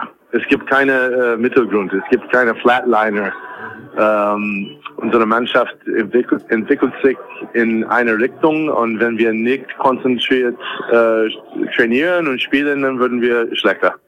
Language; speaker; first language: German; non-native, fluent; English